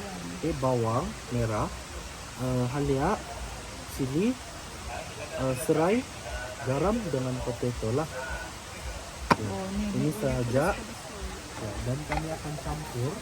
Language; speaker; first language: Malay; non-native, local second language; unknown